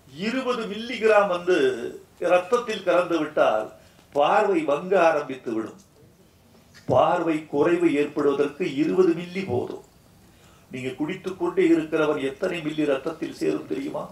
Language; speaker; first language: Tamil; native; Tamil